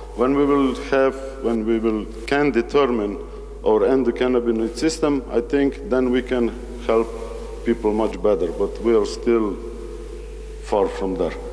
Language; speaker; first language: English; non-native, fluent; Slovenian